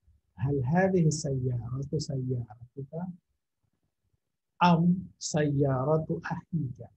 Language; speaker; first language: Arabic; non-native, fluent; Indonesian